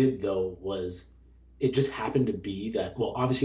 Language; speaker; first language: English; native; English